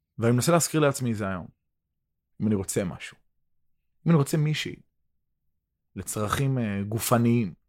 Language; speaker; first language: Hebrew; early bilingual, other home language; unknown